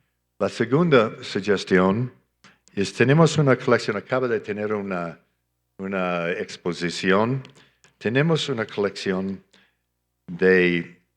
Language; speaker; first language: Spanish; non-native, fluent; English